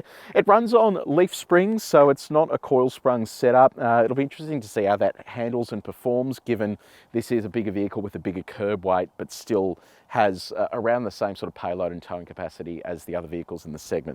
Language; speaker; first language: English; native; English